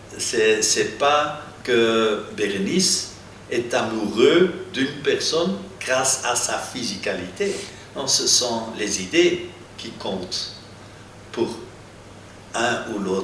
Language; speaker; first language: French; non-native, local second language; Dutch